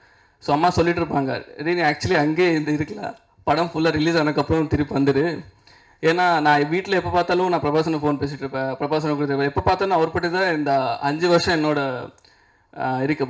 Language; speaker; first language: Tamil; non-native, local second language; Telugu